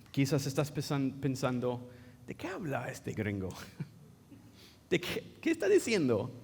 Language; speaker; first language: Spanish; non-native, fluent; English